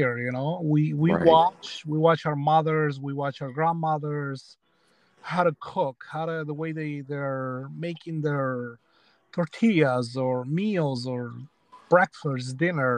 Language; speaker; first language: English; early bilingual, other home language; Spanish